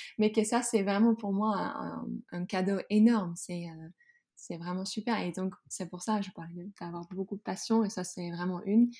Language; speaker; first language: French; non-native, fluent; Dutch